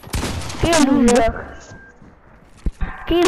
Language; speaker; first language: French; native; French